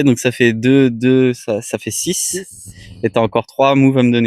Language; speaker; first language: French; native; French